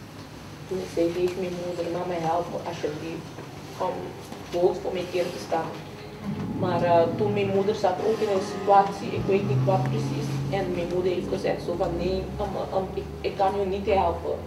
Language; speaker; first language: Dutch; early bilingual, other home language; Papiamento